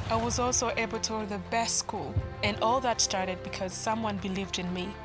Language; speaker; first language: English; non-native, local second language; Acoli